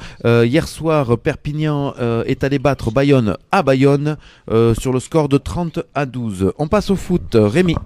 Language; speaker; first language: French; native; French